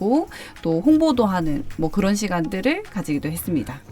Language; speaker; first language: Korean; native; Korean